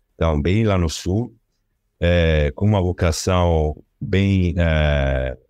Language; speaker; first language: Portuguese; non-native, fluent; Italian